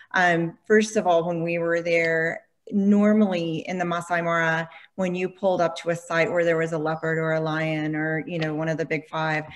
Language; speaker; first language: English; native; English